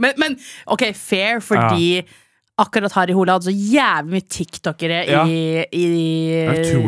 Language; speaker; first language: Norwegian; native; Norwegian